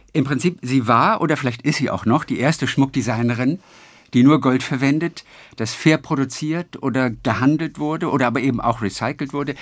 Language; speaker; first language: German; native; German